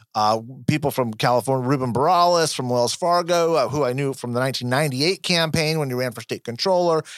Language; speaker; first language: English; early bilingual, other home language; Spanish